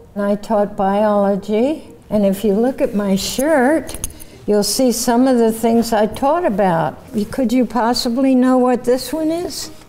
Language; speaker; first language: English; native; English